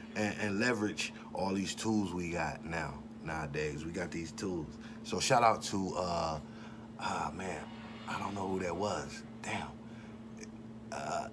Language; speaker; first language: English; native; English